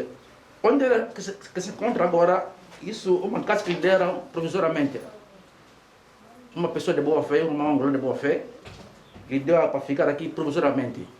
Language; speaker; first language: Portuguese; native; Portuguese